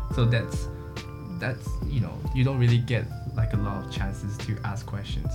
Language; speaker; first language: English; non-native, local second language; Chinese